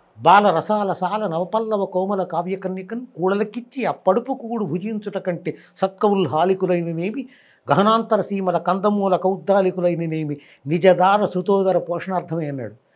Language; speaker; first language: Telugu; native; Telugu